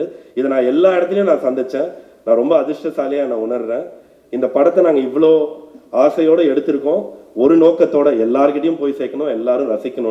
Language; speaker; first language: Tamil; native; Tamil